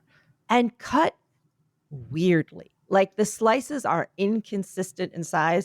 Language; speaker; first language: English; native; English